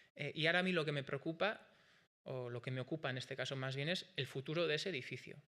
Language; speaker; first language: Spanish; non-native, local second language; Basque